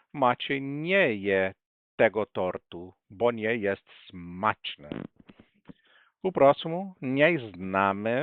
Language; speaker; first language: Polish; non-native, fluent; Portuguese